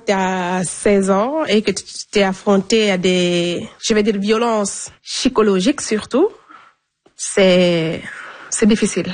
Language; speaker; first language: French; non-native, local second language; Fula